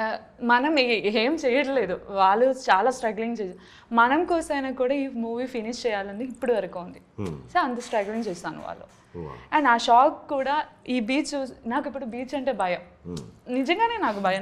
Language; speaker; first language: Telugu; non-native, learner; Malayalam